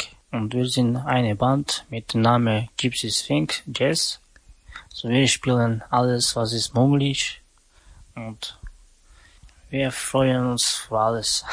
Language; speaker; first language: German; non-native, learner; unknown